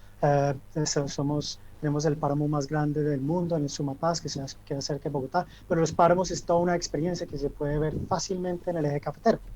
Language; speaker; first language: Spanish; early bilingual, heritage; Spanish